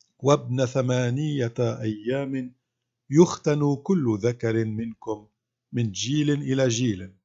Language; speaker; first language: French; non-native, local second language; Arabic